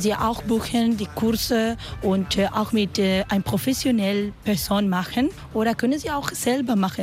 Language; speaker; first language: German; non-native, learner; Spanish